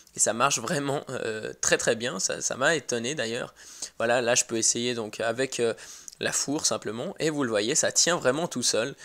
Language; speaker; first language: French; native; French